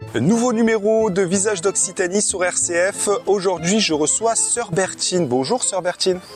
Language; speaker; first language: French; native; French